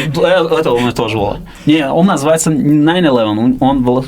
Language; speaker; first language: Russian; non-native, local second language; Uzbek